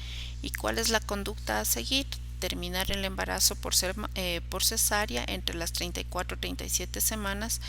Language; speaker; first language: Spanish; native; Spanish